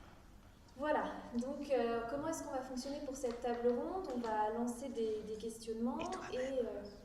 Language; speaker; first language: French; native; French